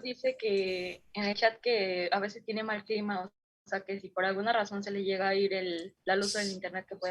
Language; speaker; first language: Spanish; native; Spanish